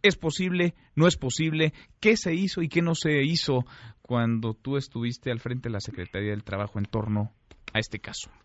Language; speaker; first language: Spanish; native; Spanish